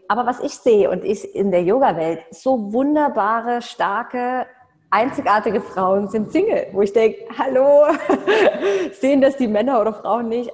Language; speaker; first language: German; native; German